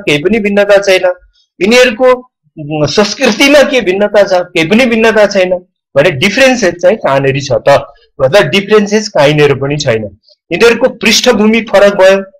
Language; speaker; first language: Nepali; native; Nepali